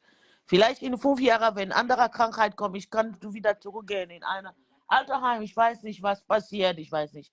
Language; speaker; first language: German; non-native, learner; French